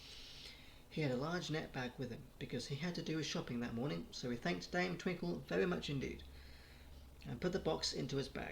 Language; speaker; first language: English; native; English